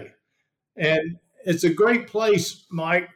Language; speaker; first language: English; native; English